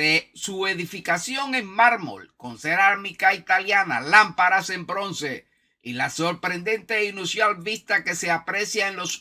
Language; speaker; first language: Spanish; native; Spanish